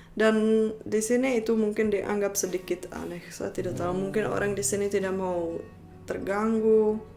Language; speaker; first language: Indonesian; non-native, fluent; Czech